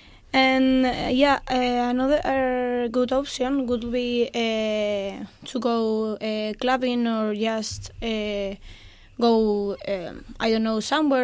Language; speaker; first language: English; non-native, learner; Spanish